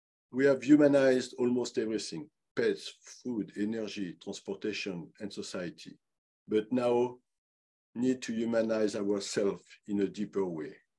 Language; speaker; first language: English; non-native, fluent; French